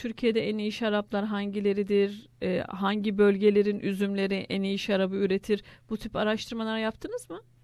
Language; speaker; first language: Turkish; native; Turkish